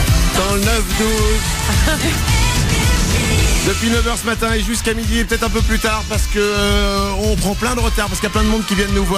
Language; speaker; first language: French; native; French